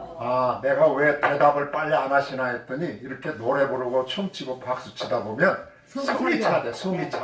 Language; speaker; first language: Korean; native; Korean